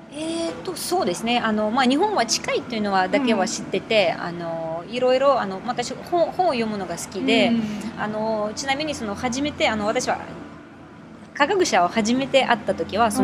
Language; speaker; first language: Japanese; non-native, fluent; Russian